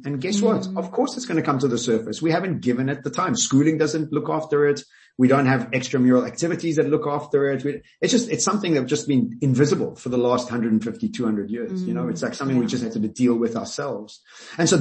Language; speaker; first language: English; native; English